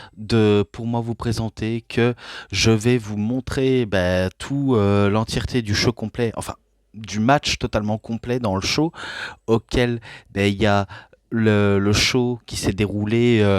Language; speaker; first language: French; native; French